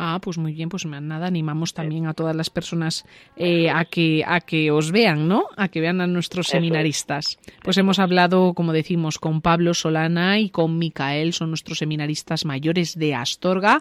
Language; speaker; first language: Spanish; native; Spanish